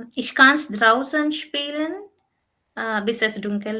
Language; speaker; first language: German; non-native, learner; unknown